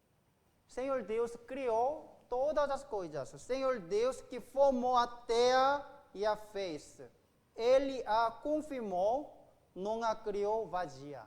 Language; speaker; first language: Portuguese; non-native, fluent; Korean